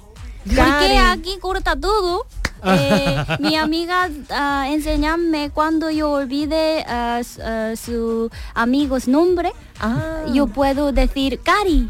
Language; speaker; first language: Spanish; non-native, learner; Korean